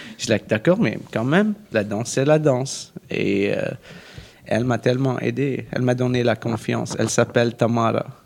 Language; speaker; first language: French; non-native, local second language; Arabic